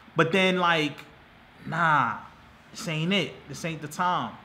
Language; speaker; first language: English; native; English